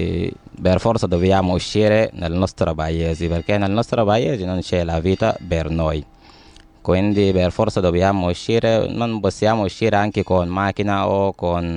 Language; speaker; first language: Italian; non-native, learner; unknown